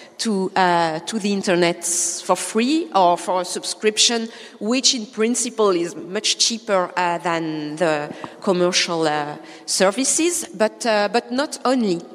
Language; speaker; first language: English; non-native, fluent; French